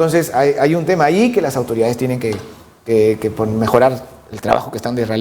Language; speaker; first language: Spanish; native; Spanish